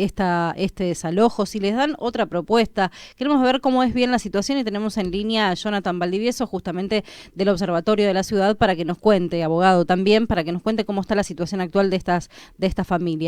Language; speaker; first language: Spanish; native; Spanish